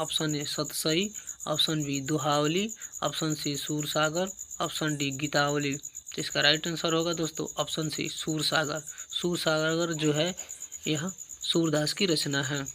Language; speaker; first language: Hindi; native; Hindi